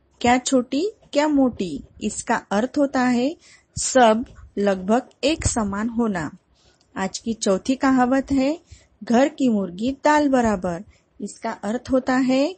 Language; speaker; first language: Hindi; non-native, local second language; Marathi